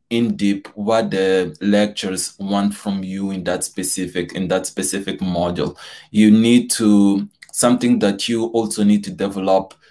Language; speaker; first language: English; non-native, fluent; Portuguese